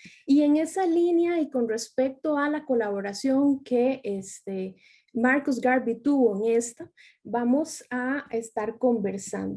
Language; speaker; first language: Spanish; native; Spanish